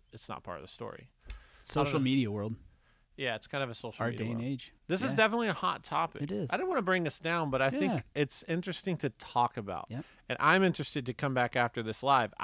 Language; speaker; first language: English; native; English